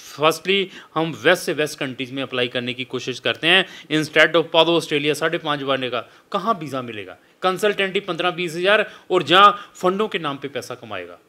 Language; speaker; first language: Hindi; non-native, local second language; Punjabi